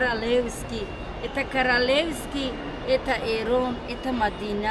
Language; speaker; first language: Russian; non-native, learner; Tajik